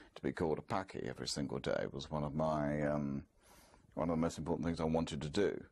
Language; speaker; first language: English; native; English